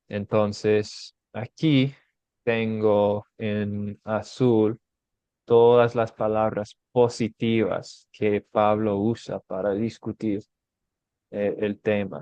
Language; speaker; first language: Spanish; non-native, fluent; English